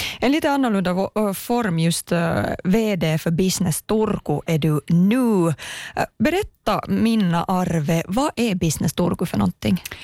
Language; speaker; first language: Swedish; native; Swedish